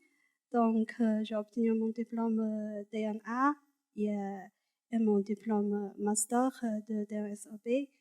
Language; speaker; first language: French; non-native, learner; Chinese